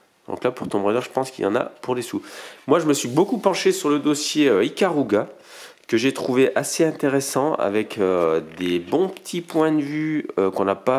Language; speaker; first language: French; native; French